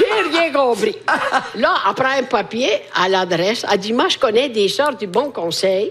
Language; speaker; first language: French; non-native, fluent; Italian